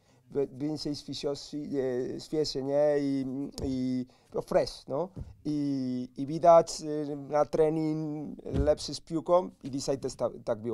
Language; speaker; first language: Polish; non-native, learner; Spanish